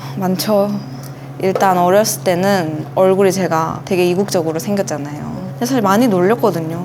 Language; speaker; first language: Korean; early bilingual, other home language; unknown